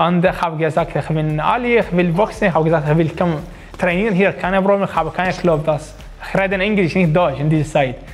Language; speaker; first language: German; non-native, local second language; Arabic